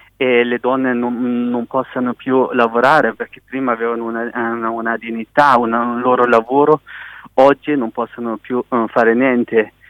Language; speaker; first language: Italian; early bilingual, other home language; Persian